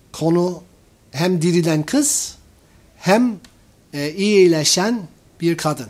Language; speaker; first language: Turkish; non-native, fluent; English